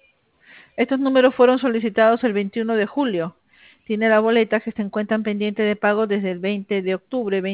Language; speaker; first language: Spanish; native; Spanish